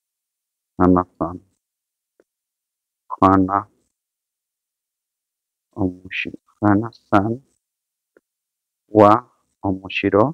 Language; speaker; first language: Japanese; non-native, learner; Spanish